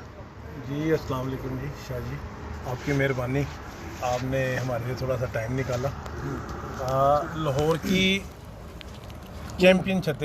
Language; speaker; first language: Hindi; non-native, local second language; Punjabi